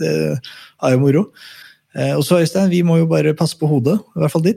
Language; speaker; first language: Norwegian; native; Norwegian